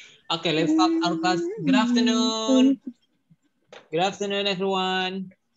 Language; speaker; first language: English; non-native, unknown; Indonesian